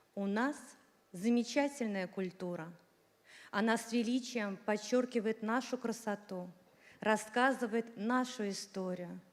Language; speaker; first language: Russian; native; Russian